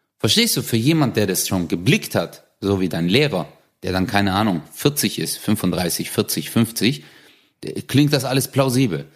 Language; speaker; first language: German; early bilingual, other home language; Turkish